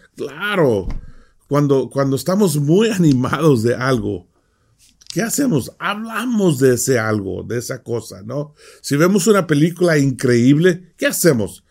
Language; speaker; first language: Spanish; early bilingual, heritage; Spanish